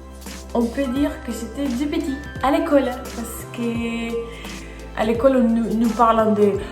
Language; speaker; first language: French; non-native, fluent; Spanish